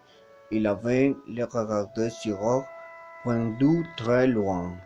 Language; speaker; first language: French; non-native, learner; Spanish